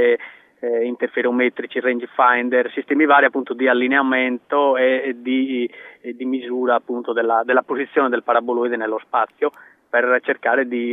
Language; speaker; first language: Italian; native; Italian